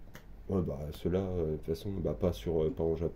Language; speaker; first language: French; native; French